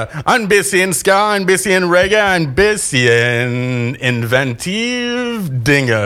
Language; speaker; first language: German; non-native, learner; English